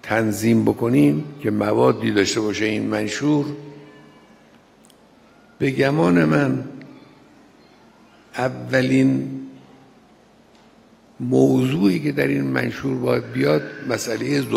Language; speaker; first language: Persian; native; Persian